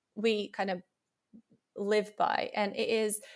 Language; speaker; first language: English; non-native, fluent; Latvian